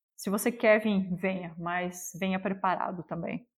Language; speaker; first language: Portuguese; non-native, local second language; German